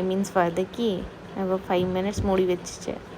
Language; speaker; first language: Tamil; non-native, learner; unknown